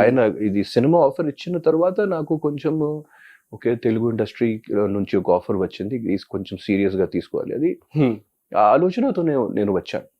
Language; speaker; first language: Telugu; non-native, local second language; Hindi